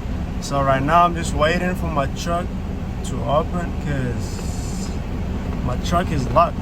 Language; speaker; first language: English; native; English